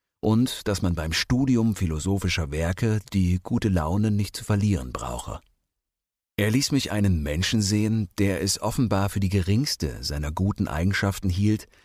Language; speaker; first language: German; native; German